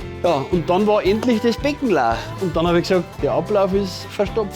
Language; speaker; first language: German; native; German